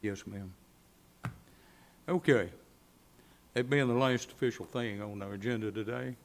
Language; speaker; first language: English; native; English